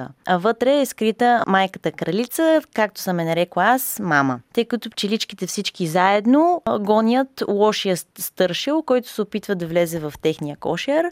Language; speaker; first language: Bulgarian; native; Bulgarian